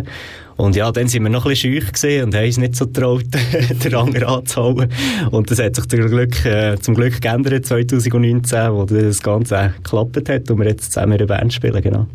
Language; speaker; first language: German; native; German